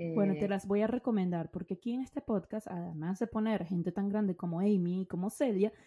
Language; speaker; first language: Spanish; native; Spanish